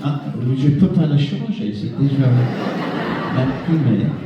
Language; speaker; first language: French; non-native, fluent; English